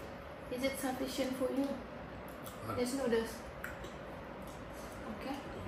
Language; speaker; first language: English; non-native, learner; Indonesian